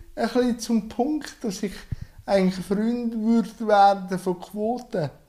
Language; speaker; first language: German; non-native, fluent; Turkish